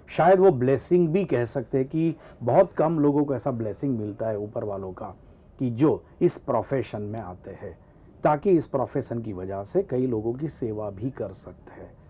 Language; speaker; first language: Hindi; non-native, local second language; Gujarati